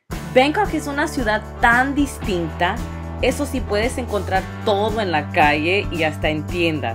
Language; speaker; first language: Spanish; early bilingual, other home language; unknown